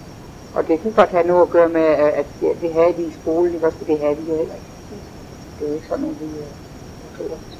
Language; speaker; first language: Danish; native; Danish